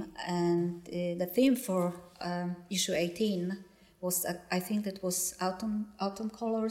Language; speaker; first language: English; non-native, fluent; Polish